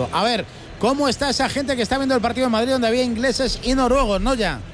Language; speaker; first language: Spanish; native; Spanish